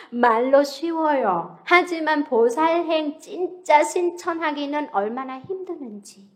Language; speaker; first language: Korean; non-native, fluent; Vietnamese